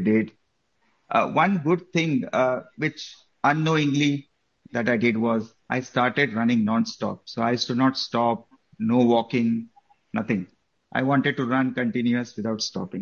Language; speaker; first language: English; non-native, local second language; Marathi